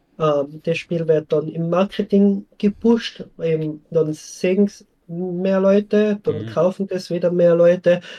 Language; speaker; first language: German; native; German